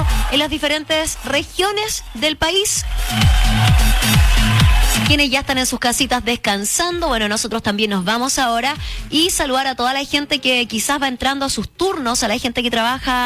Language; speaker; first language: Spanish; native; Spanish